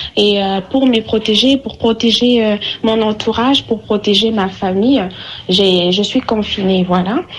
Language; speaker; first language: French; non-native, local second language; Lingala